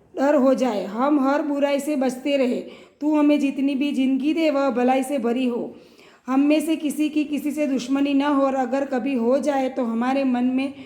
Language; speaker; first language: Hindi; non-native, local second language; Gujarati